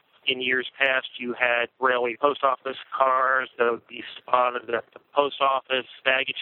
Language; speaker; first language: English; native; English